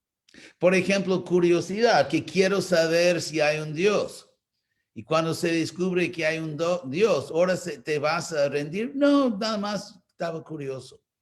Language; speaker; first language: Spanish; non-native, fluent; English